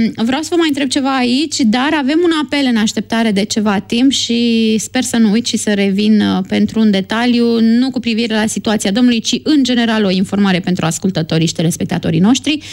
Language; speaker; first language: Romanian; native; Romanian